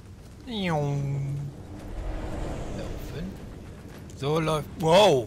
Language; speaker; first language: German; native; German